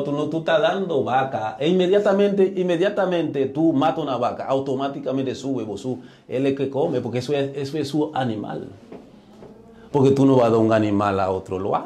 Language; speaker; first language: Spanish; native; Spanish